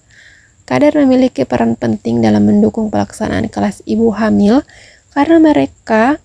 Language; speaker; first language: Indonesian; native; Indonesian